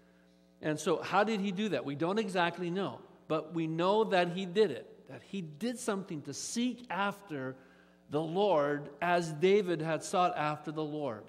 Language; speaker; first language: English; native; English